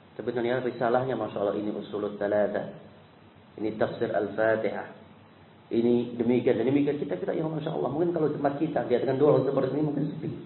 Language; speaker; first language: Indonesian; native; Indonesian